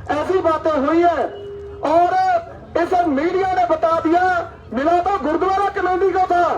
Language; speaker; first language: Hindi; native; Hindi